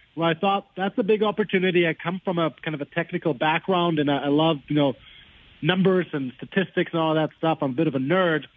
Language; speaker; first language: English; non-native, fluent; German